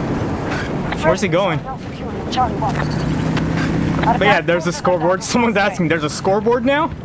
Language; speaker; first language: English; native; English